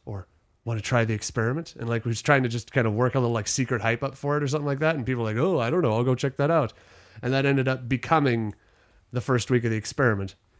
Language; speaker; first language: English; native; English